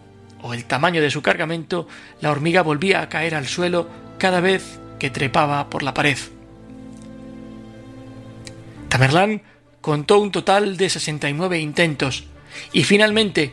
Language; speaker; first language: Spanish; native; Spanish